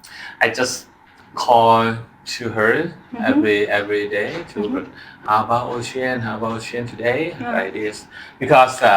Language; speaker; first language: English; non-native, learner; Thai